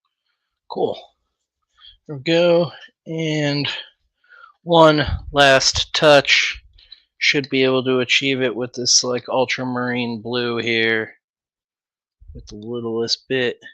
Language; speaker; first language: English; native; English